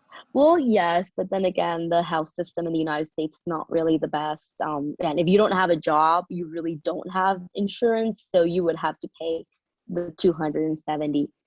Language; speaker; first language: English; early bilingual, other home language; Spanish